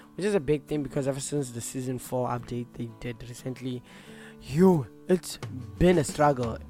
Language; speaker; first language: English; non-native, local second language; Tswana